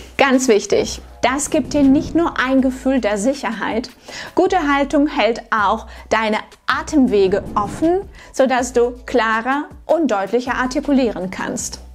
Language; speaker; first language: German; non-native, fluent; Russian